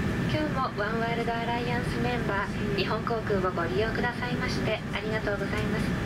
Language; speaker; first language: Japanese; native; Japanese